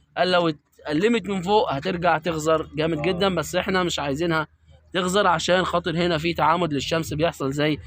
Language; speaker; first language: Egyptian Arabic; native; Egyptian Arabic